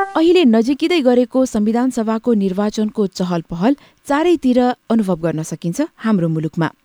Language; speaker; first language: Nepali; native; Nepali